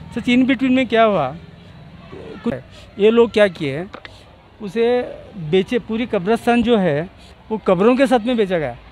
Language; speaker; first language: Hindi; non-native, local second language; Urdu